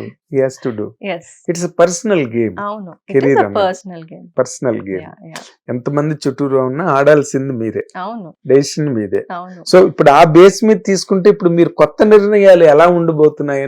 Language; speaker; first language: Telugu; native; Telugu